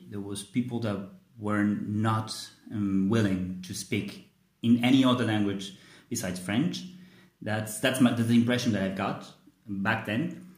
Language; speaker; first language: English; non-native, fluent; Spanish